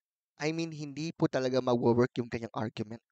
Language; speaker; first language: Filipino; native; Filipino